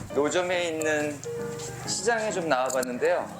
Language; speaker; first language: Korean; native; Korean